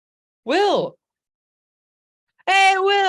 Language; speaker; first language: English; native; English